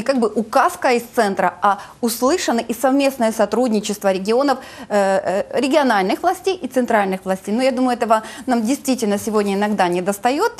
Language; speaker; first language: Russian; native; Russian